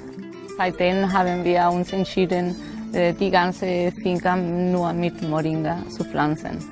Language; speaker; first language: German; non-native, fluent; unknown